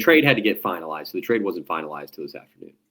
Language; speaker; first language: English; native; English